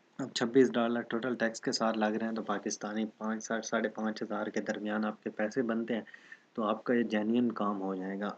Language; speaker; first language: Urdu; non-native, local second language; Saraiki